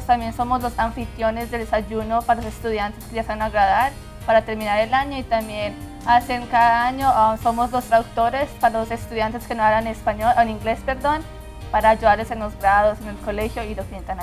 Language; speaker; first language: Spanish; early bilingual, heritage; Spanish